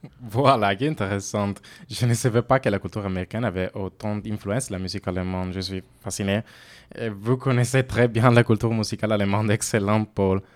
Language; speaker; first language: French; non-native, fluent; Italian